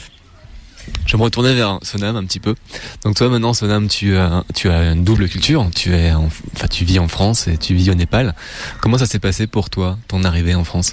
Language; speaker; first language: French; native; French